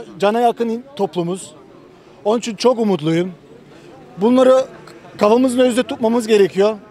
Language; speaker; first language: Turkish; native; Turkish